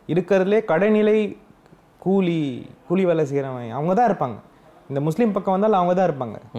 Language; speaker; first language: Tamil; native; Tamil